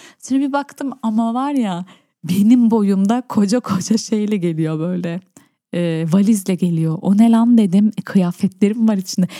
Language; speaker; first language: Turkish; early bilingual, heritage; Turkish